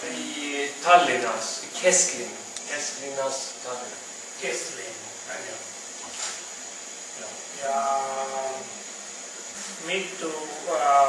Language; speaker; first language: Estonian; non-native, learner; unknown